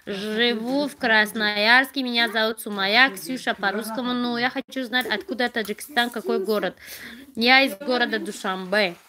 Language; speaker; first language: Russian; non-native, learner; Tajik